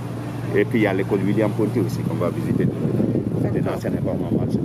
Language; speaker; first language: French; non-native, local second language; Wolof